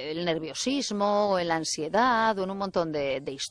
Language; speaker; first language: Spanish; native; Spanish